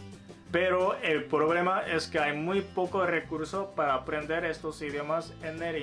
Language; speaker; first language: Spanish; non-native, fluent; Japanese